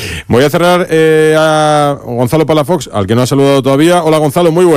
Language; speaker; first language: Spanish; native; Spanish